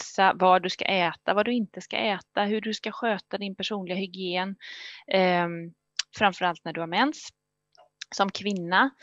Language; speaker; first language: Swedish; native; Swedish